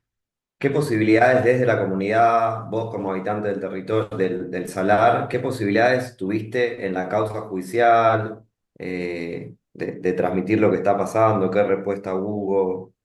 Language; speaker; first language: Spanish; native; Spanish